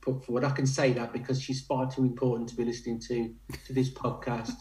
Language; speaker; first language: English; native; English